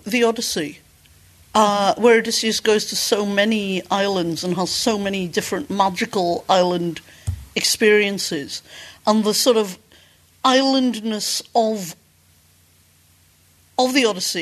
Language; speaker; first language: English; native; English